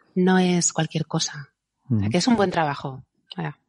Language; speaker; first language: Spanish; native; Spanish